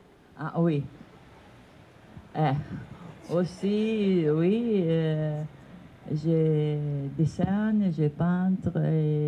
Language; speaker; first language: French; non-native, fluent; Italian